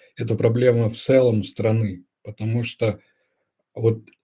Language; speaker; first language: Russian; non-native, local second language; Kyrgyz